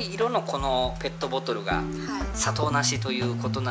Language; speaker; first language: Japanese; native; Japanese